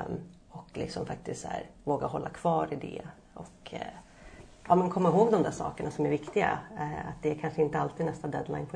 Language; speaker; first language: Swedish; native; Swedish